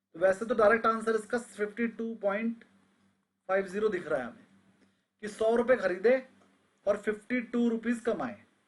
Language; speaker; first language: Hindi; native; Hindi